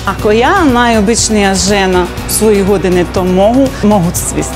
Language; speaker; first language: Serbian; non-native, learner; Russian